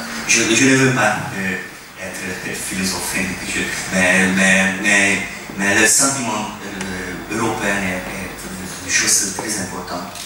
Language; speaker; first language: French; non-native, fluent; Hungarian